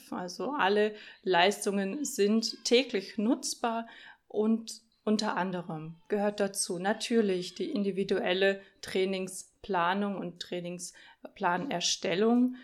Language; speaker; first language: German; early bilingual, other home language; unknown